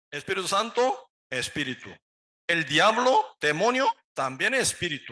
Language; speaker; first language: Spanish; non-native, learner; Korean